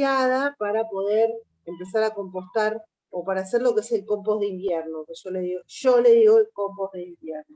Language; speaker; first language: Spanish; native; Spanish